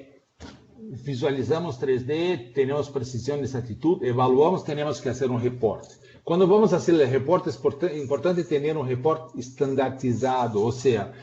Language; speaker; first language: Spanish; non-native, fluent; Portuguese